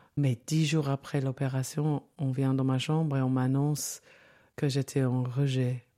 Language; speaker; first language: French; non-native, fluent; English